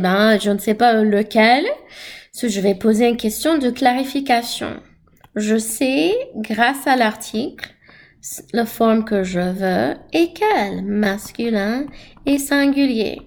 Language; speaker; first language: French; non-native, fluent; English